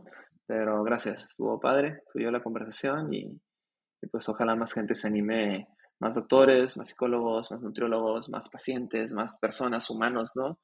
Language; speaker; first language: Spanish; native; Spanish